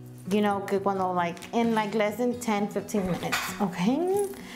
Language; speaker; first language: English; early bilingual, other home language; Spanish